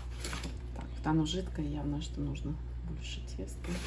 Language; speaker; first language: Russian; native; Russian